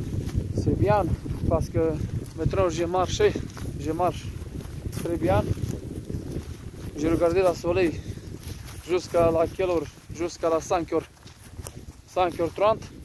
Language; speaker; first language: French; non-native, learner; Romanian